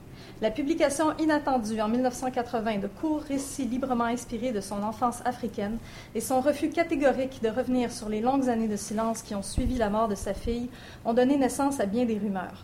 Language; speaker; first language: French; native; French